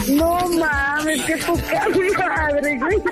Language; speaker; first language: Spanish; native; Spanish